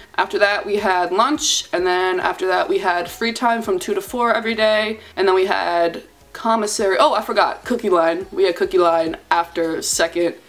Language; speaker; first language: English; native; English